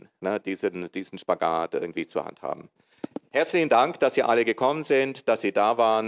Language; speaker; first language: German; native; German